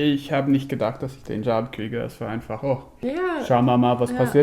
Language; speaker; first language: German; non-native, fluent; English